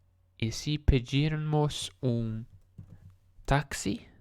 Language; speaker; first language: Portuguese; non-native, learner; English